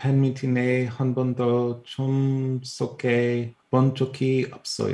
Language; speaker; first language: Korean; non-native, learner; English